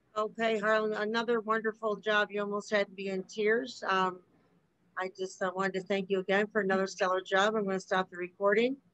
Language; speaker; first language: English; native; English